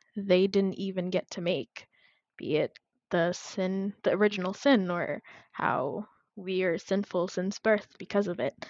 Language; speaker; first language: English; non-native, fluent; Amharic